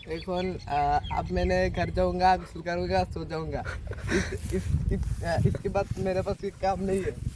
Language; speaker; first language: Hindi; non-native, learner; Bangla